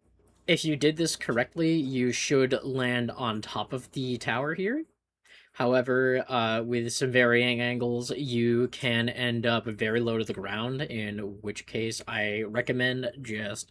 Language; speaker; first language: English; native; English